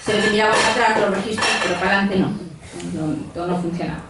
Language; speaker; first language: Spanish; native; Spanish